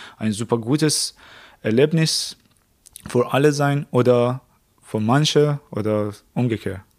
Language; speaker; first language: German; non-native, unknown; Persian